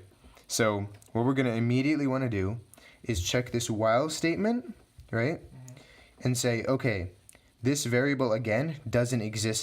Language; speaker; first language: English; native; English